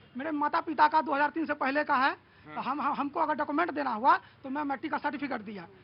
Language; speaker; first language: Hindi; native; Hindi